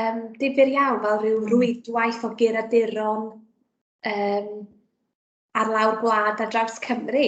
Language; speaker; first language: Welsh; native; Welsh